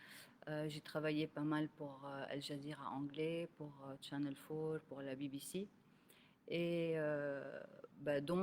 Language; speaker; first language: French; non-native, local second language; Arabic